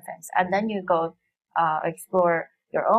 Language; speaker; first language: English; non-native, fluent; Chinese